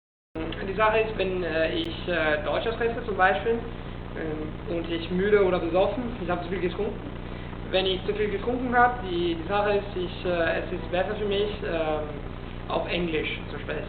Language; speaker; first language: German; non-native, fluent; Italian